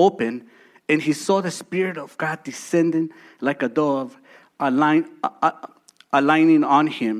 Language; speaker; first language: English; early bilingual, other home language; Spanish